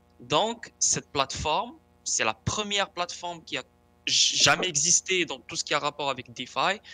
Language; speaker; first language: French; non-native, local second language; Arabic